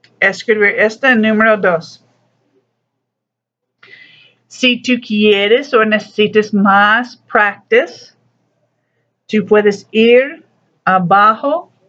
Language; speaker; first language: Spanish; non-native, learner; English